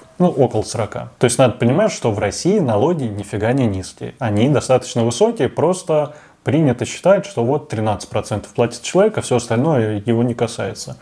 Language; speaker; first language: Russian; native; Russian